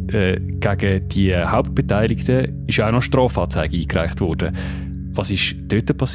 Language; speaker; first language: German; native; German